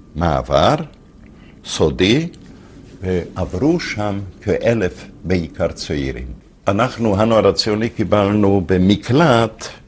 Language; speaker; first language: Hebrew; non-native, fluent; Hungarian